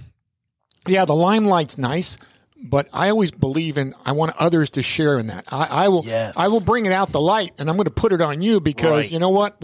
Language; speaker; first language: English; early bilingual, other home language; Italian